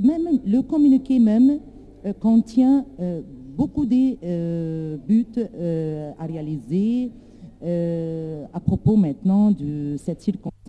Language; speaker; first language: French; non-native, learner; Arabic